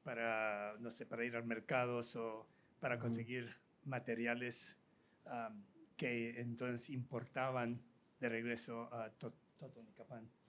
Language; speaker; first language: Spanish; non-native, fluent; English